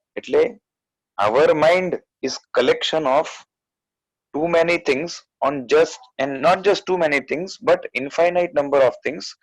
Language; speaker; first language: English; non-native, local second language; Gujarati